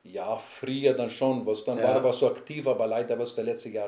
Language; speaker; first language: German; non-native, learner; Greek